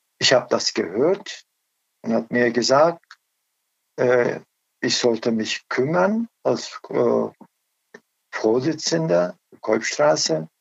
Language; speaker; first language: German; non-native, learner; Turkish